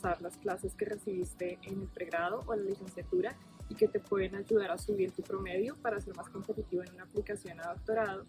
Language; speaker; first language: Spanish; native; Spanish